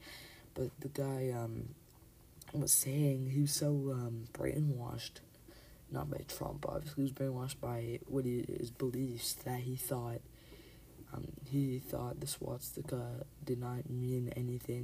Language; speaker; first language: English; native; English